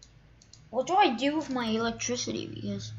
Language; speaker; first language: English; native; English